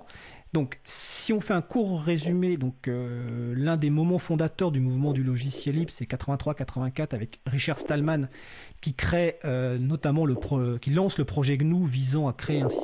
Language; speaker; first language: French; native; French